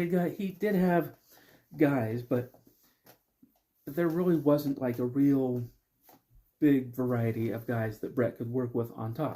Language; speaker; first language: English; native; English